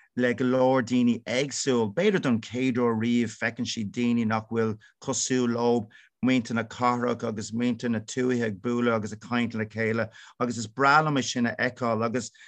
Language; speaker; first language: Irish; non-native, local second language; English